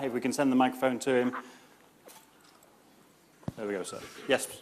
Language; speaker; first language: English; native; English